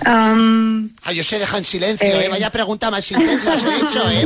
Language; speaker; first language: Spanish; native; Spanish